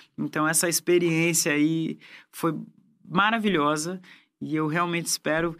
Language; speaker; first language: Portuguese; native; Portuguese